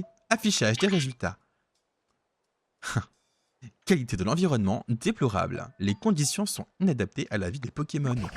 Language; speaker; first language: French; native; French